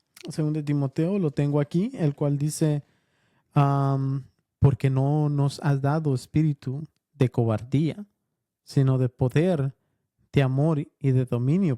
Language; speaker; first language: Spanish; early bilingual, heritage; Spanish